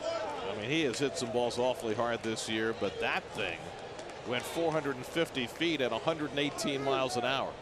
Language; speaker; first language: English; native; English